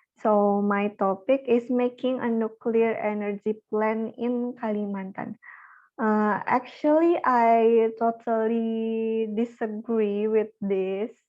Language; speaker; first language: English; non-native, learner; Indonesian